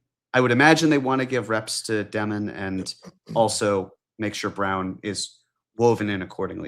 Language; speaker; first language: English; native; English